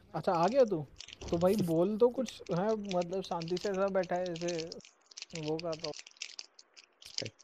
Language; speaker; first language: Hindi; native; Hindi